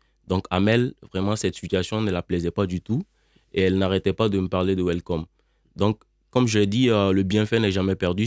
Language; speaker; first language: French; non-native, local second language; Bambara